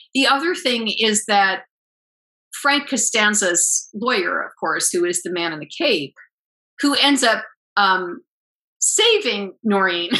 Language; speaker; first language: English; native; English